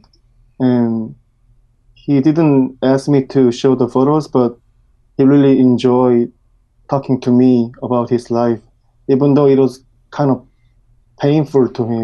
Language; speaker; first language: English; non-native, fluent; Korean